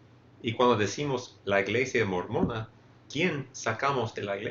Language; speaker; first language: Spanish; non-native, fluent; English